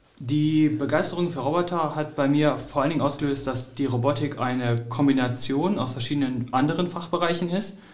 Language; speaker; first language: German; native; German